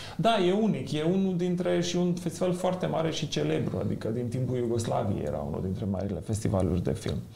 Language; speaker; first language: Romanian; non-native, fluent; Macedonian